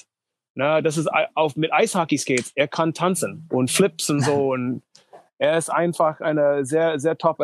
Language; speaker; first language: German; non-native, learner; English